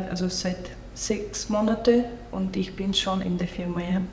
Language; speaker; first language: German; non-native, local second language; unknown